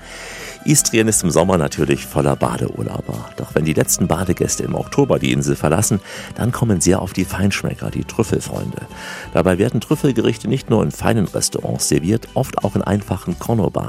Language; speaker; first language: German; native; German